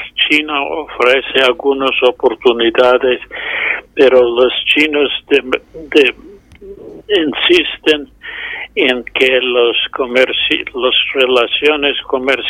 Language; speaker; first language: Spanish; non-native, fluent; English